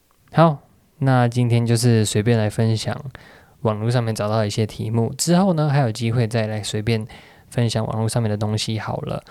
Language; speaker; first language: Chinese; early bilingual, other home language; English